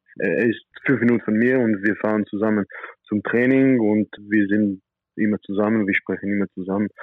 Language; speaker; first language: German; non-native, fluent; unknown